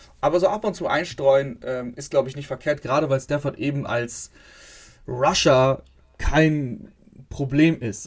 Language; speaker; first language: German; native; German